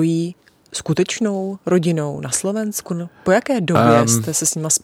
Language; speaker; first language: Czech; native; Czech